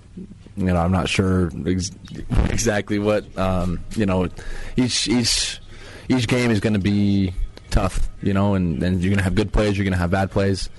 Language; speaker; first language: English; native; English